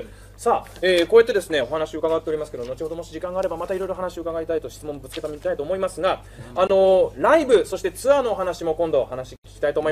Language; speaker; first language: Japanese; native; Japanese